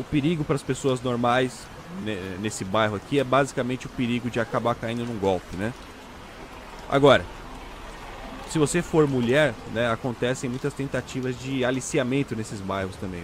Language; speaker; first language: Portuguese; native; Portuguese